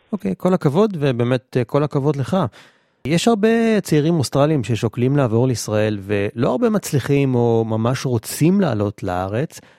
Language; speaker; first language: Hebrew; native; Hebrew